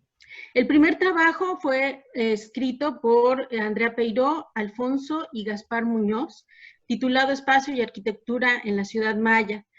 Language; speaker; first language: Spanish; native; Spanish